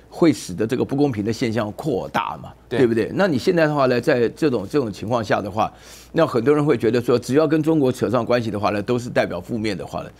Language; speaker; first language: Chinese; native; Chinese